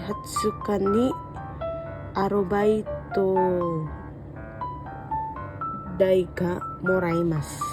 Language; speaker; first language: Japanese; non-native, learner; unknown